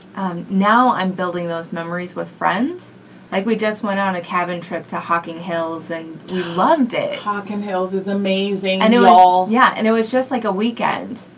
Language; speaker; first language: English; native; English